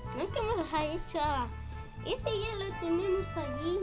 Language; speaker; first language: Spanish; native; Spanish